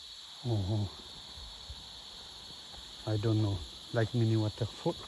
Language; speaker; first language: English; non-native, learner; French